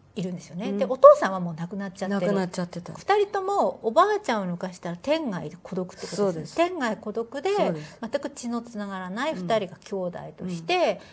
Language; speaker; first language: Japanese; native; Japanese